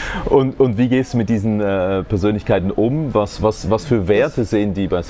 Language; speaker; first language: German; native; German